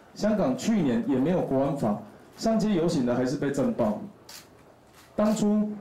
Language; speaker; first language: Chinese; non-native, local second language; Min Nan Chinese